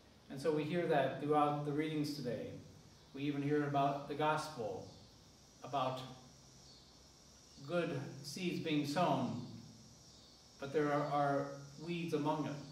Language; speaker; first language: English; native; English